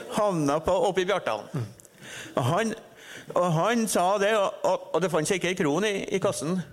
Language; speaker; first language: Norwegian; native; Norwegian